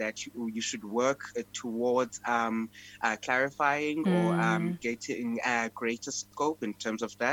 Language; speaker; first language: English; non-native, local second language; Xhosa